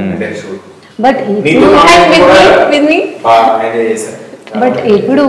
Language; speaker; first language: Telugu; non-native, learner; Hindi